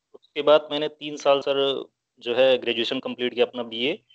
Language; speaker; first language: Hindi; native; Hindi